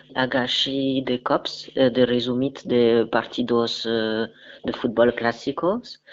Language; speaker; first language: Catalan; non-native, learner; French